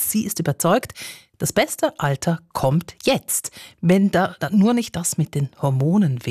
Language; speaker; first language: German; native; German